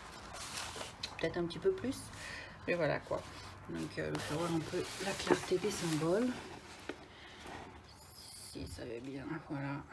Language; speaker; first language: French; native; French